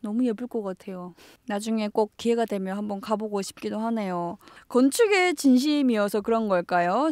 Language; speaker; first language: Korean; native; Korean